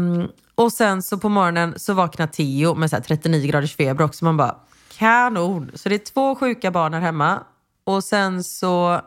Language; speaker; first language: Swedish; native; Swedish